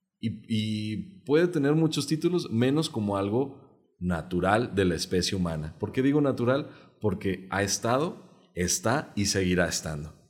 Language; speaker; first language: Spanish; non-native, local second language; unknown